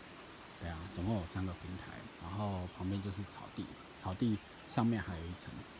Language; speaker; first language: Chinese; native; Chinese